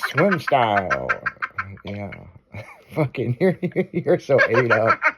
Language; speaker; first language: English; native; English